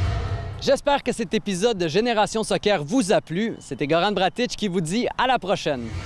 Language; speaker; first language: French; native; French